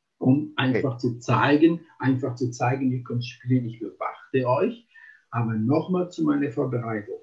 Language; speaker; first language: German; non-native, fluent; Italian